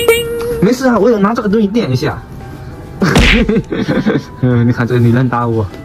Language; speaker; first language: Chinese; native; Chinese